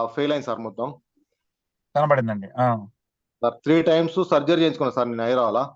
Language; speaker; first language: Telugu; native; Telugu